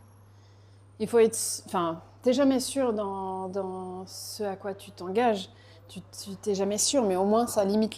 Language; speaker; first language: French; native; French